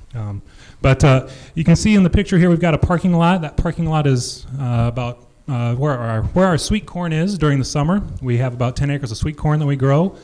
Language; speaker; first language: English; native; English